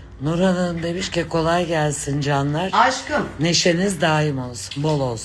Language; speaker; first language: Turkish; native; Turkish